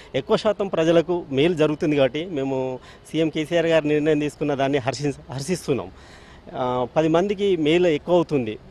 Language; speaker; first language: Telugu; native; Telugu